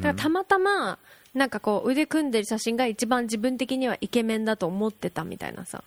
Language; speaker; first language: Japanese; early bilingual, heritage; Japanese